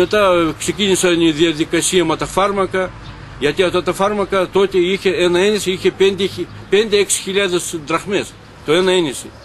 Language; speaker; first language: Greek; non-native, learner; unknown